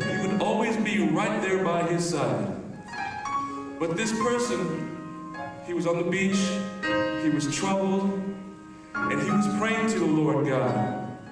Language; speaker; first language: English; native; English